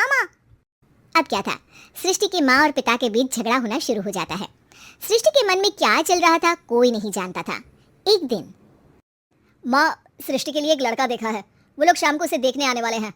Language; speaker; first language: Hindi; native; Hindi